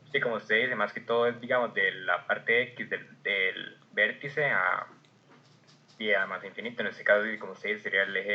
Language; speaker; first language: Spanish; native; Spanish